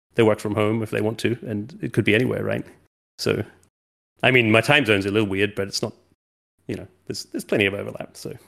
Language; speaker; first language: English; native; English